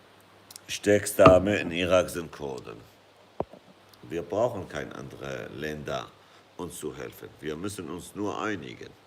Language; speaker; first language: German; non-native, fluent; Kurdish